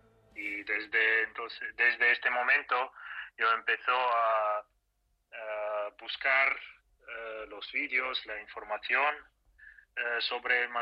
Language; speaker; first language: Spanish; non-native, fluent; Russian